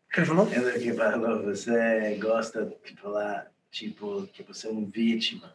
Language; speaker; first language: Portuguese; non-native, learner; English